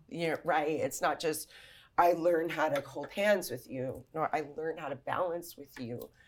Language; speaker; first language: English; native; English